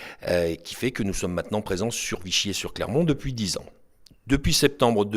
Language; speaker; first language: French; native; French